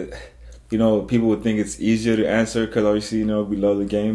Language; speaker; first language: English; non-native, local second language; Zulu